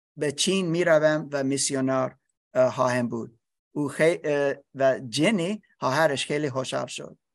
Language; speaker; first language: Persian; non-native, learner; English